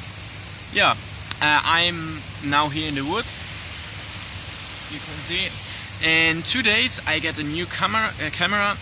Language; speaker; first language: English; non-native, learner; German